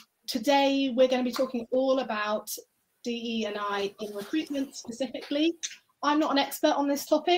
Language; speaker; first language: English; native; English